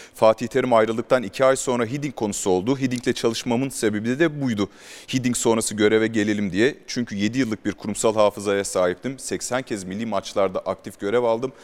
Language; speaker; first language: Turkish; native; Turkish